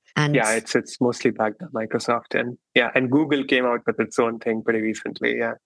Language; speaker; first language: English; non-native, local second language; Hindi